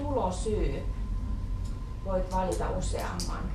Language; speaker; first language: Finnish; native; Finnish